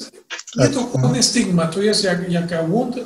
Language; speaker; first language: Polish; non-native, learner; Spanish